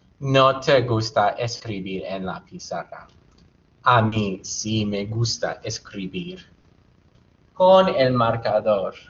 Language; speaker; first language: Spanish; non-native, fluent; English